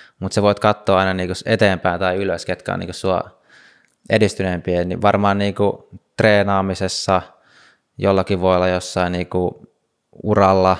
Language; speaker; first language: Finnish; native; Finnish